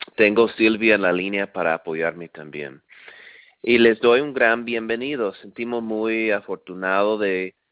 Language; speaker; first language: Spanish; non-native, fluent; English